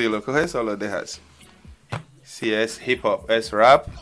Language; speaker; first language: Spanish; non-native, learner; English